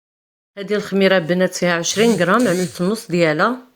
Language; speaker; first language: Arabic; native; Arabic